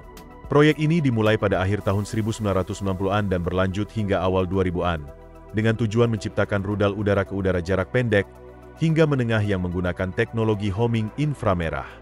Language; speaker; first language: Indonesian; native; Indonesian